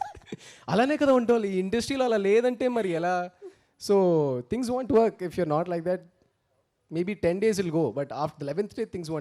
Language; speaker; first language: Telugu; early bilingual, heritage; Telugu